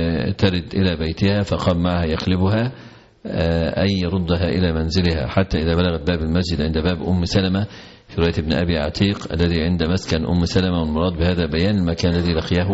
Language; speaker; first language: Arabic; native; Arabic